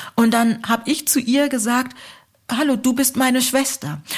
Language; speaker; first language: German; early bilingual, other home language; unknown